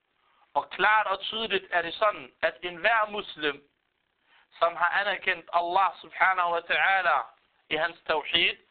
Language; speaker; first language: Danish; non-native, fluent; Arabic